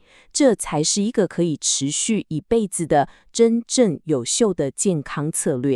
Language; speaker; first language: Chinese; native; Chinese